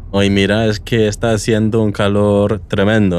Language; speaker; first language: Spanish; non-native, fluent; English